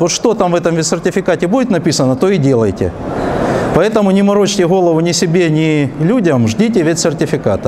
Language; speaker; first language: Russian; native; Russian